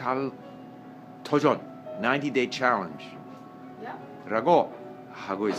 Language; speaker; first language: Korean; non-native, learner; English